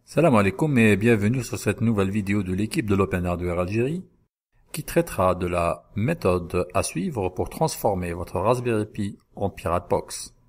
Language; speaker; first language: French; non-native, local second language; Arabic